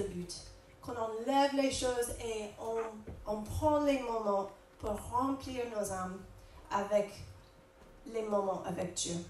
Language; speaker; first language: French; non-native, fluent; English